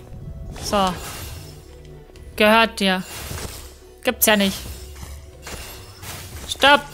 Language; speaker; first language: German; native; German